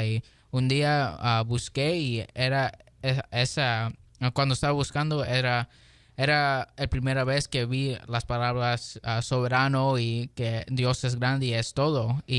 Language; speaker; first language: Spanish; early bilingual, heritage; Spanish